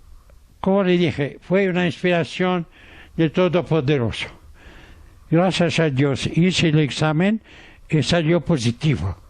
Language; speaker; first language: Spanish; non-native, fluent; Arabic